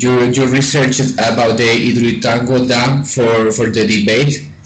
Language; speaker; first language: English; non-native, fluent; Spanish